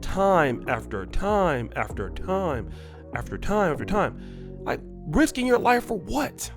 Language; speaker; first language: English; native; English